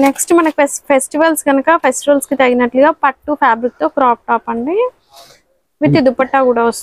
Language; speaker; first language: Telugu; native; Telugu